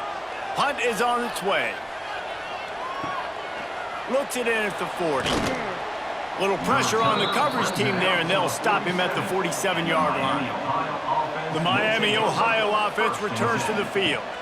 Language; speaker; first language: English; native; English